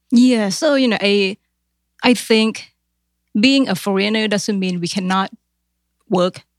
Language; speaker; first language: English; non-native, fluent; Thai